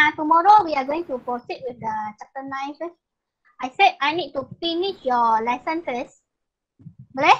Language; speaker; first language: English; non-native, local second language; Malay